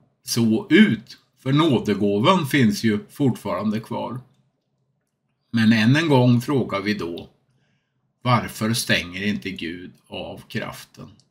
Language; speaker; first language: Swedish; native; Swedish